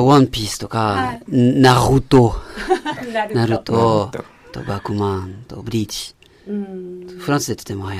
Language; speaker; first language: Japanese; non-native, learner; French